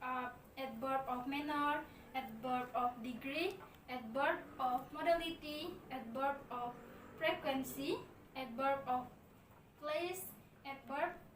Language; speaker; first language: English; non-native, learner; Indonesian